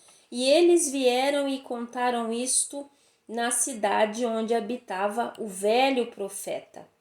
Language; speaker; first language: Portuguese; native; Portuguese